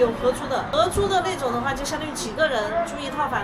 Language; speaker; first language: Chinese; native; Chinese